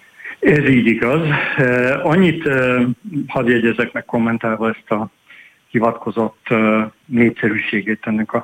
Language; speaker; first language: Hungarian; native; Hungarian